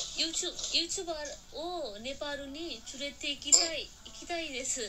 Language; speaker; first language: Japanese; non-native, learner; Nepali